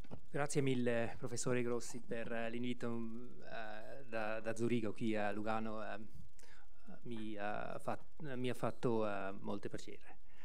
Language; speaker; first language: Italian; non-native, learner; German